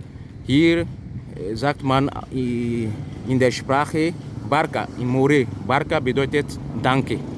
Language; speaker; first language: German; non-native, fluent; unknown